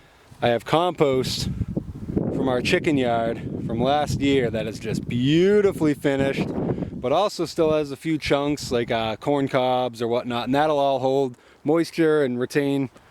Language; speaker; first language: English; native; English